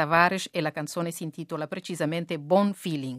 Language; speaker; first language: Italian; non-native, fluent; Kabuverdianu